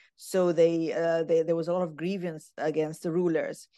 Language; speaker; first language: English; non-native, fluent; Arabic